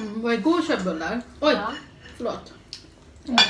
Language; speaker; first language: Swedish; non-native, learner; Thai